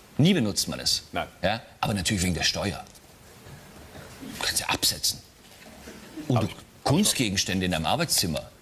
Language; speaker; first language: German; native; German